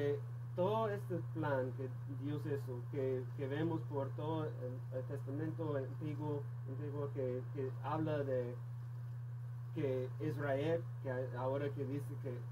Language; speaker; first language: Spanish; non-native, fluent; English